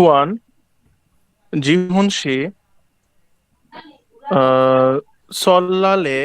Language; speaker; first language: Korean; non-native, learner; Bangla